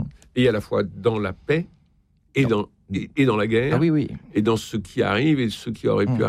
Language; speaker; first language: French; native; French